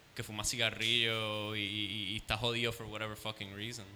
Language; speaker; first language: Spanish; early bilingual, heritage; Spanish